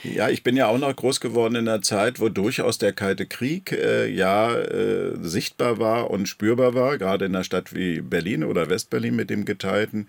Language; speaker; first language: German; native; German